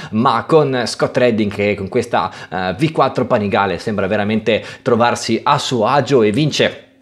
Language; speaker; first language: Italian; native; Italian